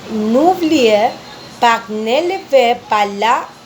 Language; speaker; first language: French; non-native, learner; Spanish